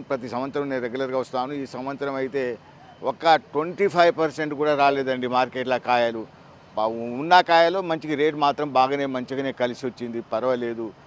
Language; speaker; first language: Telugu; non-native, local second language; Lambadi